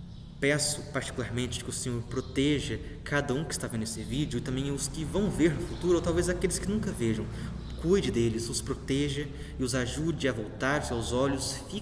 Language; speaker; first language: Portuguese; native; Portuguese